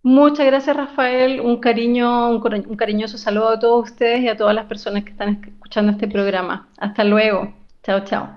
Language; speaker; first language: Spanish; native; Spanish